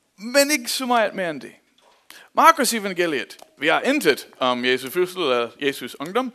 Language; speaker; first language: Danish; non-native, fluent; English